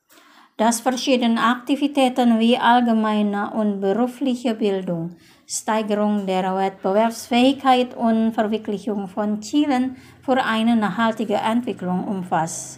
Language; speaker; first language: German; non-native, fluent; Indonesian